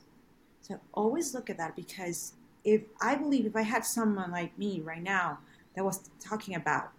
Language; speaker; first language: English; non-native, fluent; Spanish